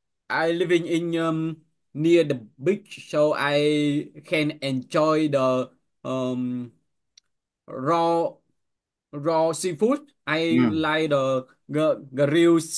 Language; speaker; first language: English; non-native, learner; Vietnamese